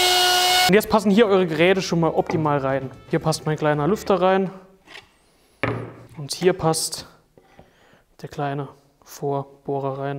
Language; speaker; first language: German; native; German